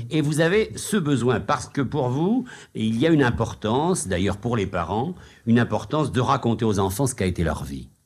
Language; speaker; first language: French; native; French